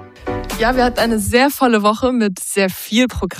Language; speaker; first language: German; native; German